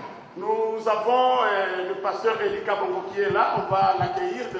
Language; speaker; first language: French; non-native, local second language; Lingala